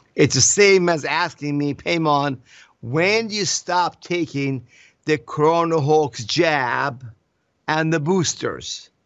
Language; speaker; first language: English; non-native, fluent; Persian